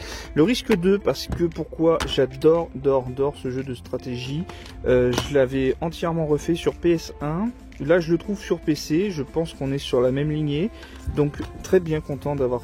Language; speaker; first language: French; native; French